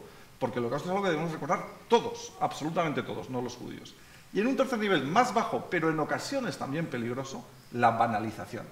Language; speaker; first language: Spanish; native; Spanish